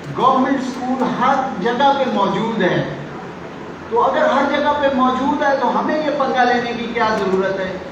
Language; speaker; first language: Urdu; non-native, local second language; Punjabi